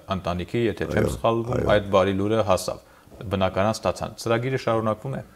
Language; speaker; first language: Armenian; native; Armenian